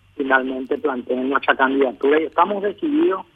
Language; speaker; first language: Spanish; native; Spanish